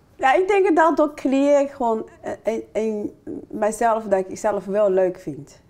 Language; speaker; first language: Dutch; non-native, fluent; Chinese